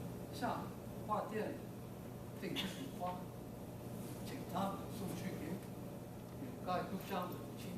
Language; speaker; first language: Chinese; native; Chinese